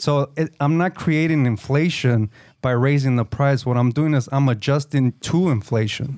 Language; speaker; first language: English; early bilingual, other home language; Spanish